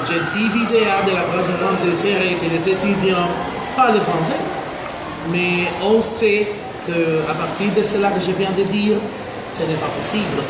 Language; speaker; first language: French; non-native, fluent; Spanish